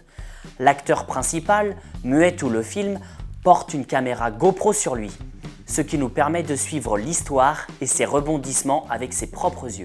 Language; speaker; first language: French; native; French